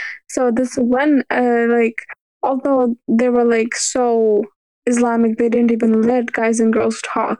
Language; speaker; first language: English; early bilingual, other home language; Urdu